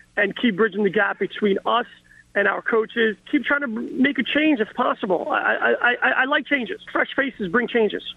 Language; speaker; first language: English; native; English